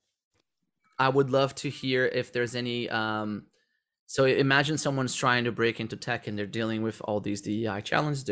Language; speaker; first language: English; non-native, fluent; Portuguese